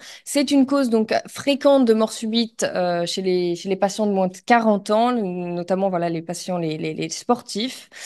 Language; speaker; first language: French; native; French